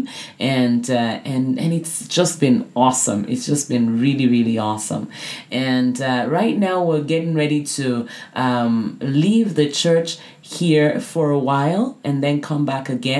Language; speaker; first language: English; non-native, local second language; Yoruba